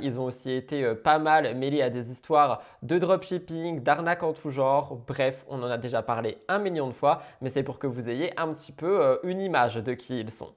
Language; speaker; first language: French; native; French